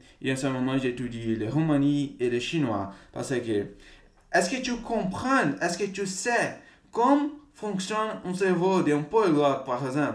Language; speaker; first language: French; non-native, learner; Portuguese